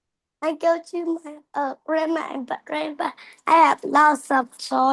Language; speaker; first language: English; non-native, learner; Vietnamese